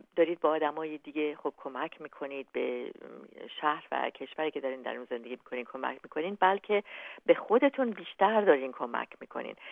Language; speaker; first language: Persian; native; Persian